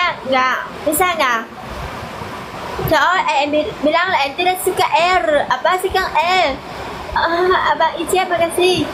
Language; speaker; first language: Indonesian; non-native, learner; Vietnamese